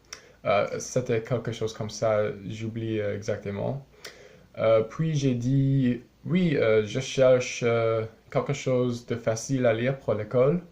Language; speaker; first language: French; non-native, learner; English